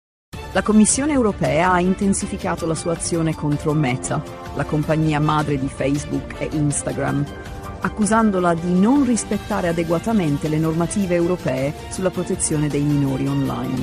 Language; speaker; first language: Italian; native; Italian